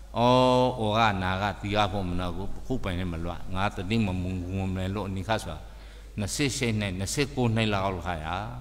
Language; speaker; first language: Burmese; native; Burmese